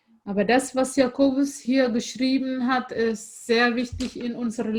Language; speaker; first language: German; non-native, fluent; Indonesian